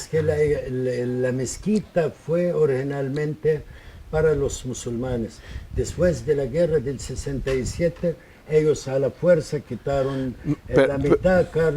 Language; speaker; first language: Spanish; non-native, fluent; Arabic